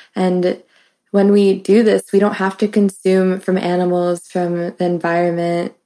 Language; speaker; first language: English; native; English